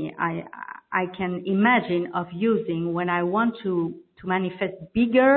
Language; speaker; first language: English; non-native, fluent; French